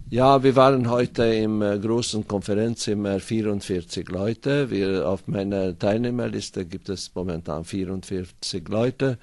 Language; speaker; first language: German; non-native, fluent; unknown